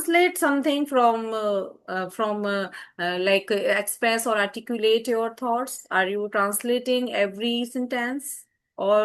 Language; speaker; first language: English; non-native, fluent; Hindi